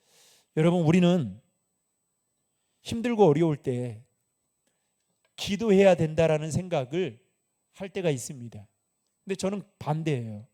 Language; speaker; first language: Korean; native; Korean